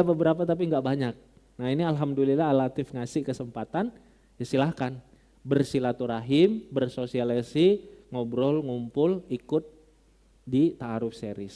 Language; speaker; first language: Indonesian; non-native, local second language; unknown